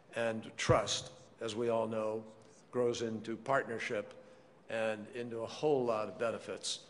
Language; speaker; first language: English; native; English